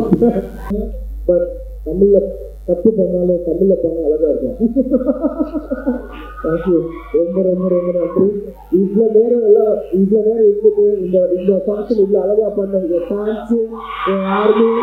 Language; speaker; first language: Tamil; non-native, fluent; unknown